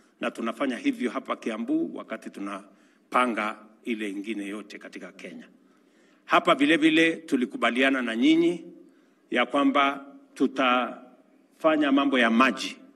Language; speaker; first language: Swahili; non-native, local second language; Kalenjin